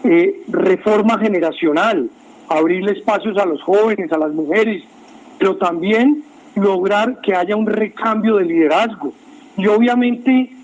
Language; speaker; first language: Spanish; native; Spanish